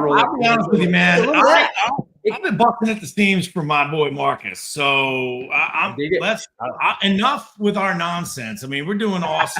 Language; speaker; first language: English; native; English